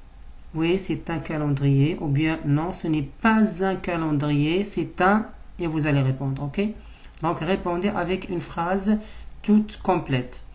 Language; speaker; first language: French; non-native, local second language; Arabic